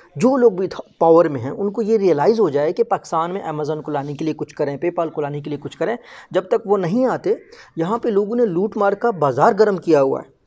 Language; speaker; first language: Urdu; non-native, local second language; Baluchi